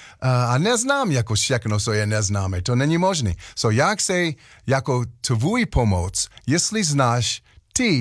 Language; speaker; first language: Czech; non-native, learner; English